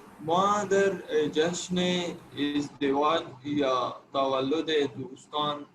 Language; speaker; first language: Persian; non-native, learner; Urdu